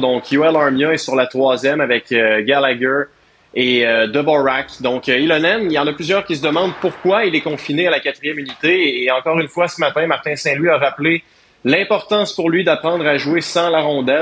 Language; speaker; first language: French; native; French